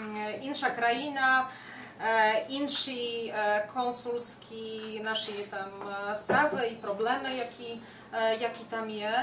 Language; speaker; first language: Ukrainian; non-native, fluent; Polish